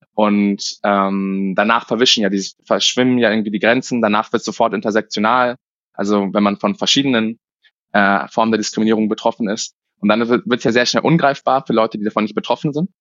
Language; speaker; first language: German; native; German